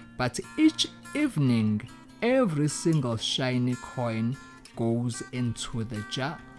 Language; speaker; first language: English; non-native, local second language; Zulu